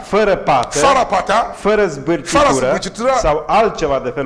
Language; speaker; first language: Romanian; native; Romanian